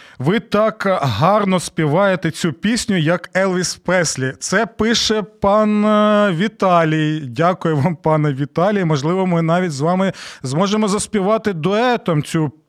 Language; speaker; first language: Ukrainian; native; Ukrainian